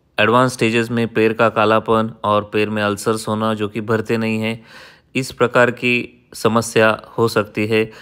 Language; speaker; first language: Hindi; non-native, local second language; Marathi